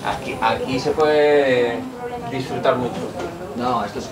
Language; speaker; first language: Spanish; native; Spanish